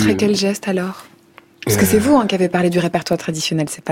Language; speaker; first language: French; native; French